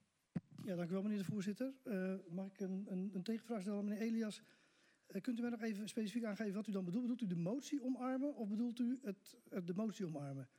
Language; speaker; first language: Dutch; native; Dutch